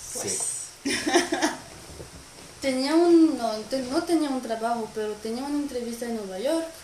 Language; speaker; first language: Spanish; non-native, fluent; French